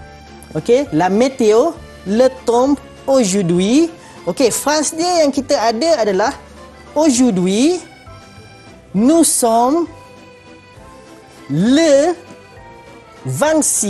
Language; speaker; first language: French; non-native, fluent; Malay